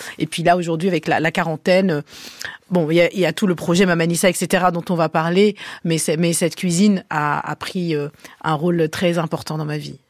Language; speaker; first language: French; early bilingual, other home language; Arabic